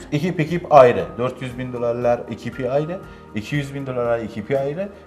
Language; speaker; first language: Turkish; non-native, learner; Persian